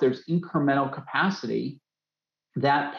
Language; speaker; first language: English; native; English